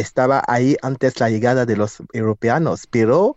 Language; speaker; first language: Spanish; non-native, fluent; English